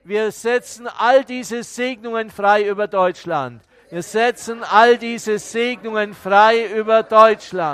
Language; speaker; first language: German; native; German